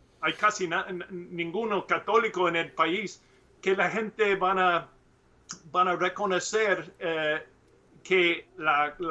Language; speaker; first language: Spanish; non-native, learner; English